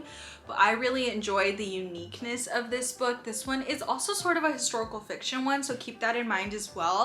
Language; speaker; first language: English; native; English